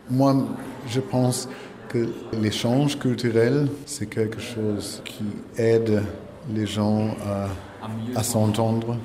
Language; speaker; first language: French; non-native, fluent; German